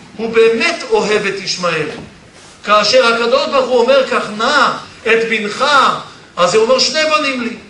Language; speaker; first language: Hebrew; early bilingual, other home language; Polish